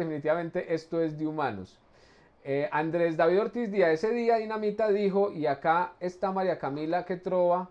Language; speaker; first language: Spanish; native; Spanish